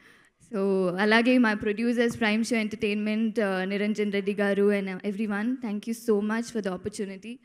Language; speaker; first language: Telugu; non-native, local second language; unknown